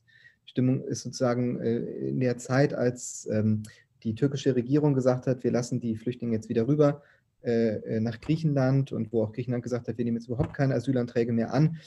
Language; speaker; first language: German; native; German